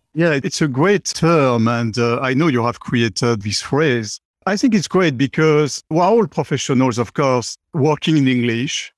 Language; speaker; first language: English; non-native, fluent; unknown